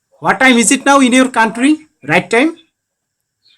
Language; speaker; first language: English; non-native, learner; Bangla